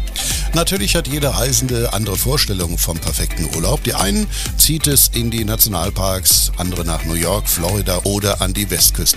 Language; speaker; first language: German; native; German